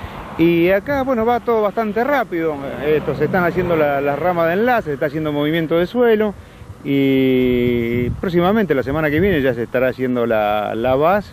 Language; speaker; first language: Spanish; native; Spanish